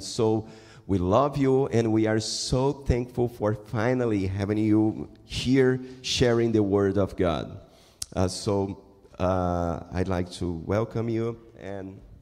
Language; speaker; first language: English; non-native, fluent; Portuguese